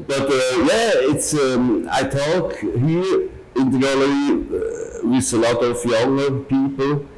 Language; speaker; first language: English; non-native, learner; German